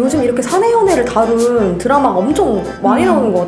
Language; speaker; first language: Korean; native; Korean